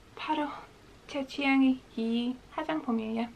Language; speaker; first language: Korean; non-native, fluent; Latvian